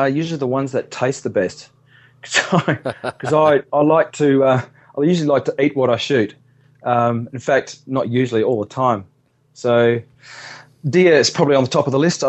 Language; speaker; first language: English; native; English